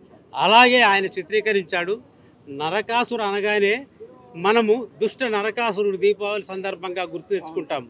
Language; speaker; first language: Telugu; native; Telugu